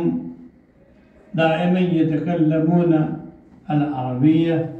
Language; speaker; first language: Arabic; non-native, fluent; Urdu